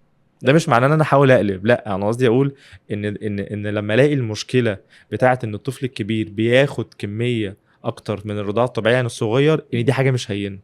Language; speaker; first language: Arabic; native; Arabic